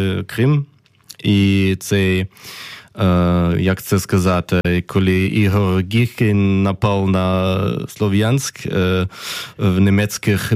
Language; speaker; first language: Ukrainian; non-native, fluent; German